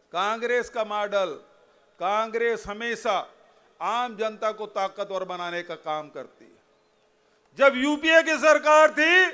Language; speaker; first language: Hindi; native; Hindi